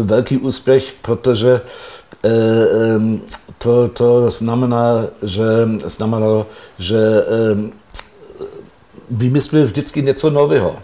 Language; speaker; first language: Czech; non-native, fluent; German